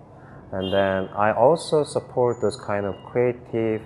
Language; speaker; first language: English; non-native, fluent; Korean